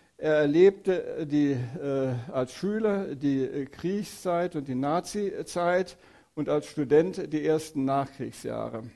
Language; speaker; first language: German; native; German